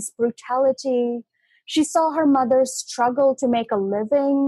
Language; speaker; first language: English; non-native, local second language; Bangla